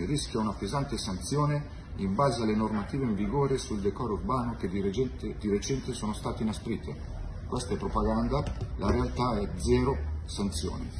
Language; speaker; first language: Italian; native; Italian